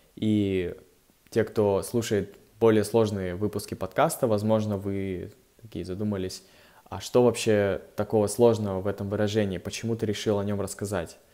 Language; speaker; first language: Russian; native; Russian